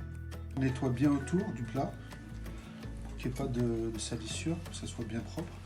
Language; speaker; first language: French; native; French